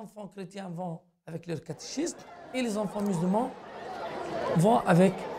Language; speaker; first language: French; non-native, fluent; Arabic